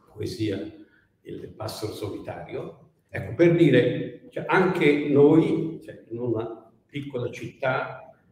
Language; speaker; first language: Italian; native; Italian